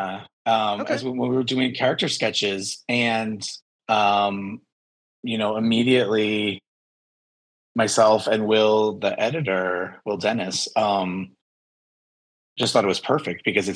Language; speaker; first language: English; native; English